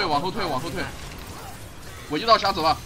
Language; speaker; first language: Chinese; native; Chinese